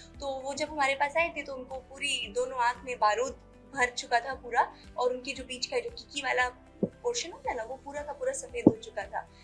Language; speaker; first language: Hindi; non-native, local second language; Gujarati